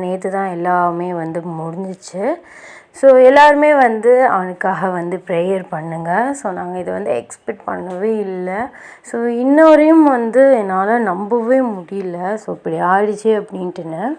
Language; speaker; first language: Tamil; native; Tamil